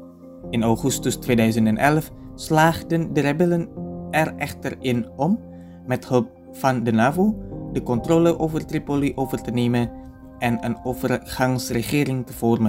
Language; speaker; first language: Dutch; non-native, fluent; Indonesian